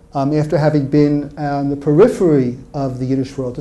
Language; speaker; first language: English; native; English